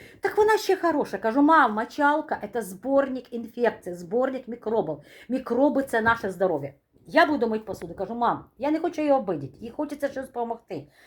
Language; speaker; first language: Ukrainian; native; Ukrainian